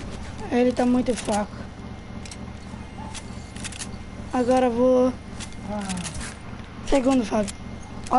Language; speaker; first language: Portuguese; non-native, fluent; Italian